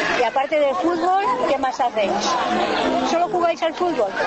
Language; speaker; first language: Spanish; native; Spanish